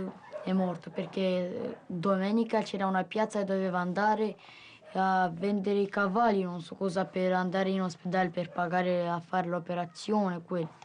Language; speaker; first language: Italian; early bilingual, other home language; Romanian